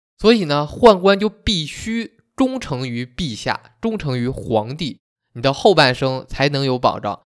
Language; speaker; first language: Chinese; native; Chinese